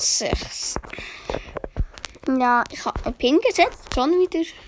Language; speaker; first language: German; native; German